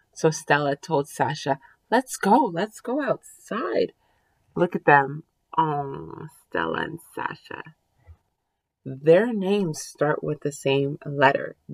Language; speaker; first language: English; early bilingual, other home language; French